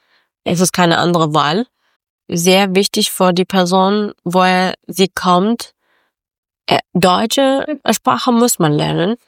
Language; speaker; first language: German; non-native, learner; Persian